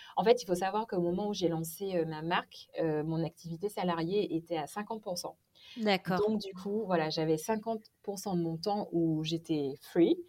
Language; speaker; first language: French; native; French